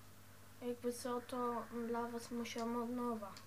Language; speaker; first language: Polish; early bilingual, heritage; Dutch